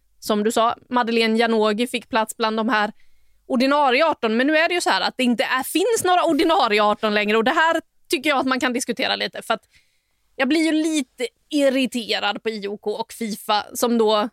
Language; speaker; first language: Swedish; native; Swedish